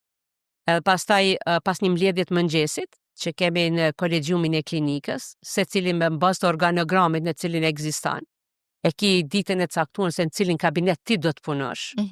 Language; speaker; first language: Albanian; native; Albanian